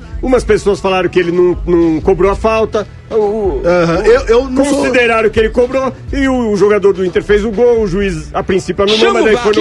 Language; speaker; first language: Portuguese; native; Portuguese